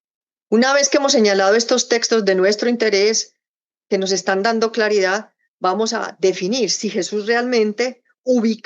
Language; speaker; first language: Spanish; native; Spanish